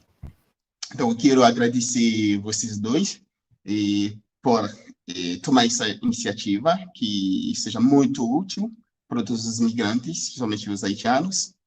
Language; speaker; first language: Portuguese; non-native, fluent; Haitian Creole